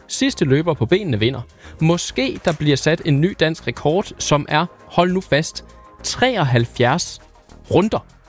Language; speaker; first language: Danish; native; Danish